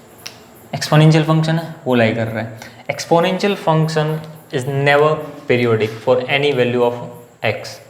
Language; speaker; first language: Hindi; native; Hindi